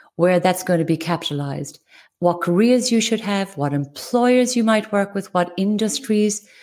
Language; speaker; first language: English; native; English